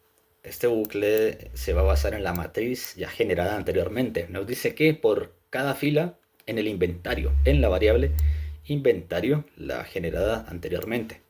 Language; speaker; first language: Spanish; native; Spanish